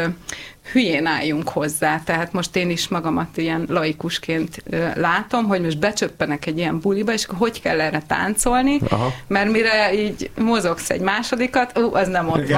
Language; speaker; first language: Hungarian; native; Hungarian